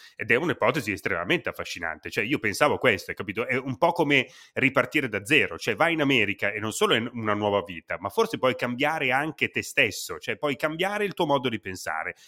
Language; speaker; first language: Italian; native; Italian